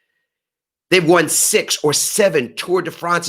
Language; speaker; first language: English; native; English